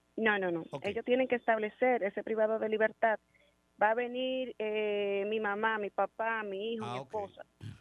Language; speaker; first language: Spanish; native; Spanish